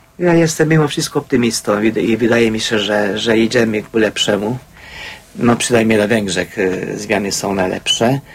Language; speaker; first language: Polish; non-native, fluent; Hungarian